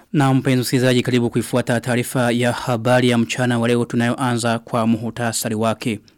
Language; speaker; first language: Swahili; non-native, local second language; Rundi